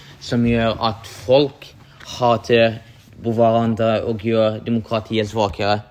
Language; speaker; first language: Norwegian; non-native, local second language; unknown